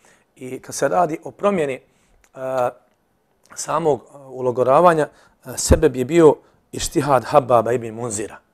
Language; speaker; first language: Serbian; native; Serbian